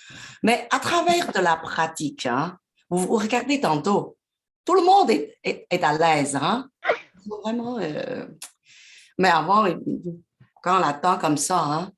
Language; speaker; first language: French; non-native, fluent; Chinese